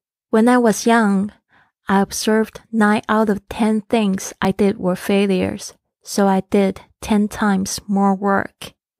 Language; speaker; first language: English; non-native, fluent; Chinese